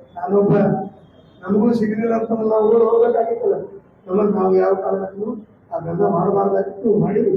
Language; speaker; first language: Kannada; non-native, local second language; Lambadi